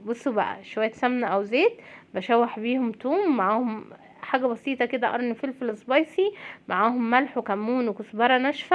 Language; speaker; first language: Arabic; native; Arabic